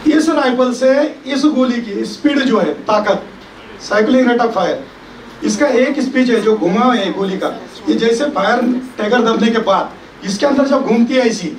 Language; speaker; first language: Hindi; non-native, local second language; Marathi